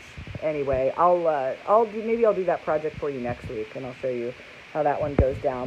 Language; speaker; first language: English; native; English